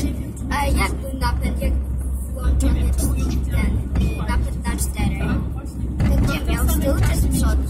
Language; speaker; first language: Polish; native; Polish